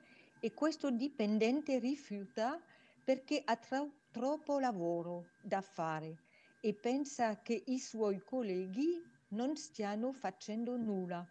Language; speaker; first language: Italian; non-native, learner; French